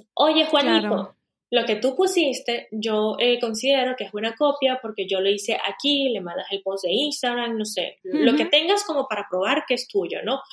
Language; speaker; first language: Spanish; native; Spanish